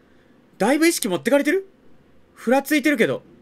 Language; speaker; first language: Japanese; native; Japanese